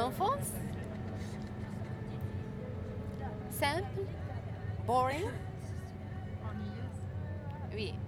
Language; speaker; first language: French; non-native, learner; Arabic